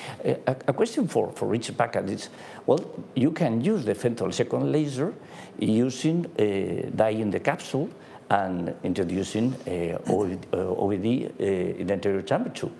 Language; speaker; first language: English; non-native, fluent; Spanish